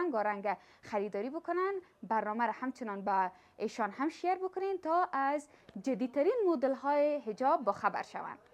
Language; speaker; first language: Persian; native; Persian